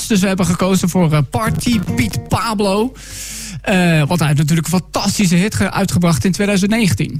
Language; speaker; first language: Dutch; native; Dutch